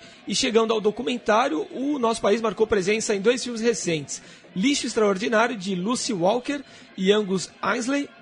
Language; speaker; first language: Portuguese; native; Portuguese